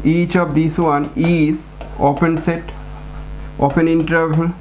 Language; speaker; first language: English; non-native, local second language; Bangla